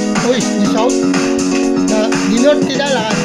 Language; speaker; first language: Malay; non-native, learner; Filipino